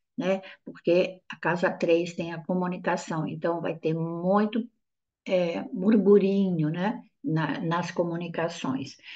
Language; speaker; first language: Portuguese; non-native, fluent; Italian